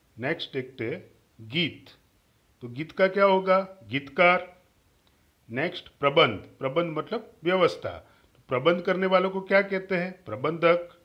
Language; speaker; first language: Hindi; non-native, local second language; Gujarati